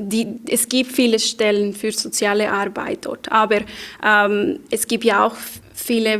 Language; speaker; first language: German; non-native, fluent; Spanish